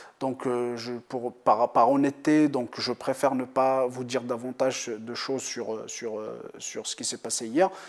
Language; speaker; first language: French; non-native, local second language; Kabyle